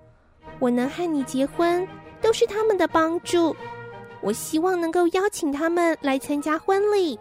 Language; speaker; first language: Chinese; native; Chinese